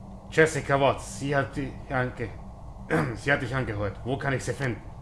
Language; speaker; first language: German; native; German